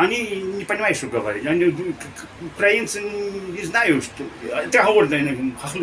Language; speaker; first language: Russian; early bilingual, heritage; Russian